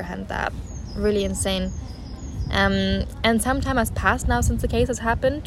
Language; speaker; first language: English; non-native, fluent; German